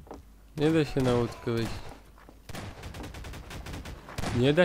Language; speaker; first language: Polish; native; Polish